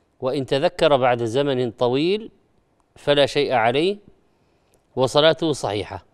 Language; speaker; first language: Arabic; native; Arabic